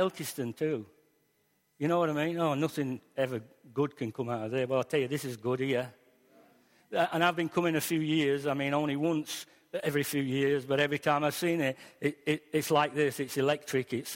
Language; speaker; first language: English; native; English